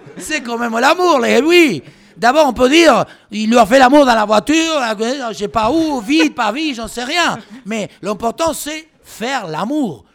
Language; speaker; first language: French; non-native, fluent; Spanish